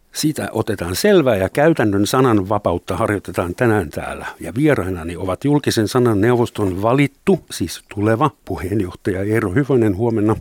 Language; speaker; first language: Finnish; non-native, fluent; German